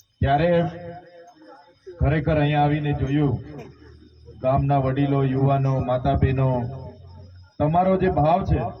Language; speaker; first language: Gujarati; non-native, local second language; Vasavi